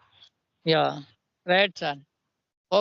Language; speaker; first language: English; non-native, learner; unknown